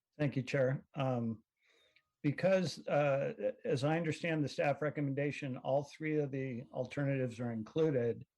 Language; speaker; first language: English; native; English